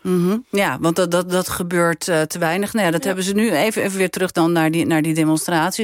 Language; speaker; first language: Dutch; native; Dutch